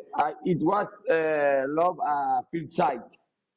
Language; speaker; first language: English; non-native, learner; Spanish